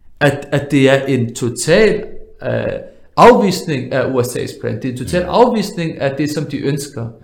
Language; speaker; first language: Danish; early bilingual, other home language; Arabic